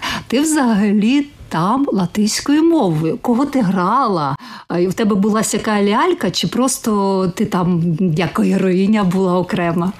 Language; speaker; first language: Ukrainian; native; Ukrainian